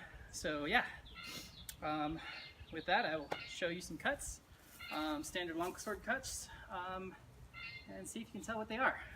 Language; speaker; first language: English; native; English